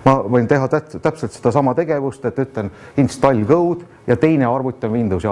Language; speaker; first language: Estonian; native; Estonian